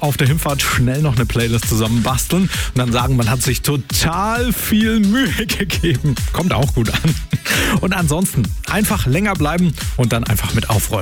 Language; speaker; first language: German; native; German